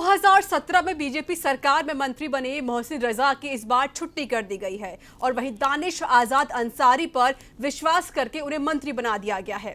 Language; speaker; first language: Hindi; native; Hindi